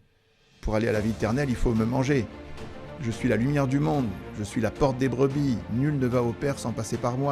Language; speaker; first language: French; native; French